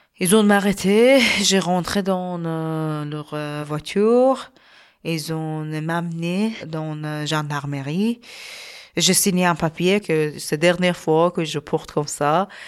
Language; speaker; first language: French; non-native, learner; Persian